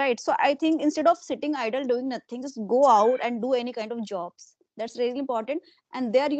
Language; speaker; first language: English; non-native, local second language; Hindi